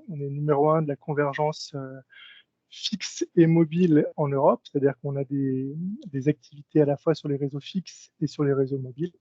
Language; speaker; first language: French; native; French